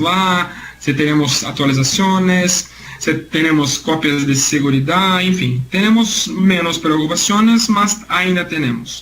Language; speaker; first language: Spanish; non-native, learner; Portuguese